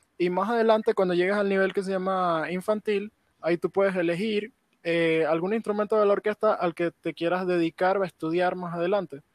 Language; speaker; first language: Spanish; native; Spanish